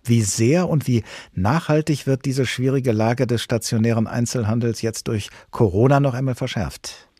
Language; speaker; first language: German; native; German